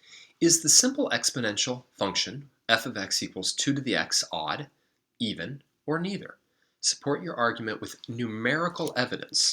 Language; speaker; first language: English; native; English